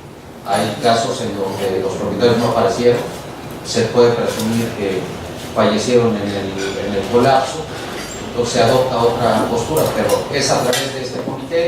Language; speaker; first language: Spanish; native; Spanish